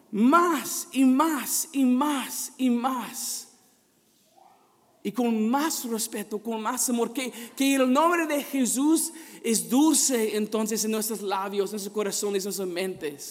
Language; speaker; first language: Spanish; non-native, fluent; English